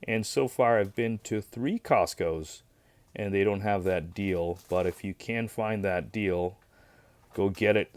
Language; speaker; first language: English; native; English